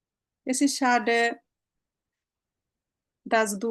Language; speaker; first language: German; non-native, fluent; Bangla